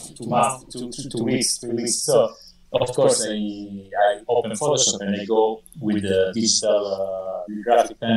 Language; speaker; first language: English; non-native, fluent; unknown